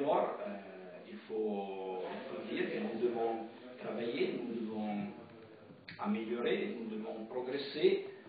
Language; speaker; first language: French; non-native, fluent; Italian